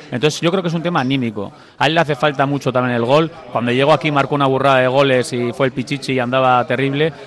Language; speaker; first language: Spanish; native; Spanish